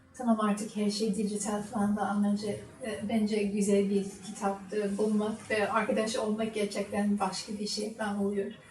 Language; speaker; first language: Turkish; non-native, learner; English